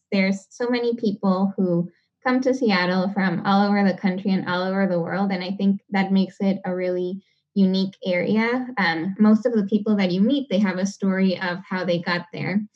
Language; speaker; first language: English; non-native, fluent; Spanish